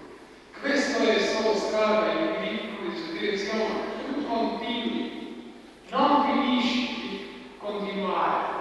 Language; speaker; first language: Italian; non-native, fluent; Croatian